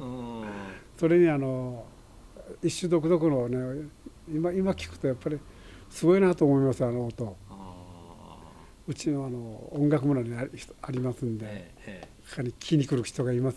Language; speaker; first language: Japanese; native; Japanese